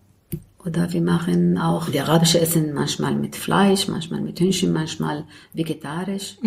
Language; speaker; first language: German; non-native, learner; Arabic